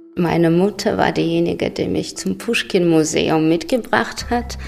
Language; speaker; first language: German; non-native, fluent; Russian